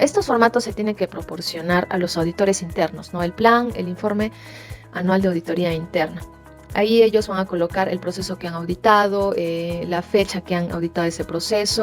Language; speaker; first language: Spanish; native; Spanish